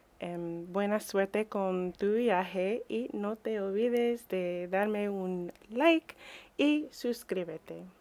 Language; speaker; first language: Spanish; non-native, fluent; English